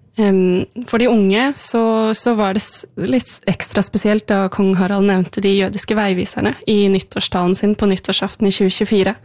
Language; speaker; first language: Norwegian; native; Norwegian